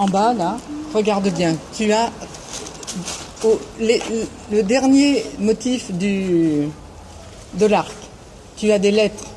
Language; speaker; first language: French; native; French